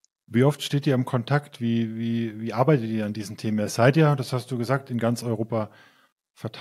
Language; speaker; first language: German; native; German